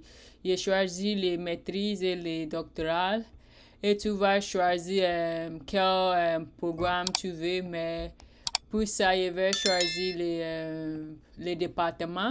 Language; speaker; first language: French; non-native, learner; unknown